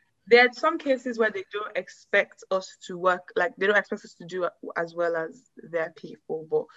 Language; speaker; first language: English; non-native, local second language; Yoruba